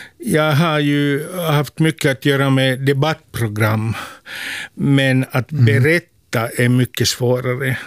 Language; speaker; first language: Swedish; non-native, local second language; Finnish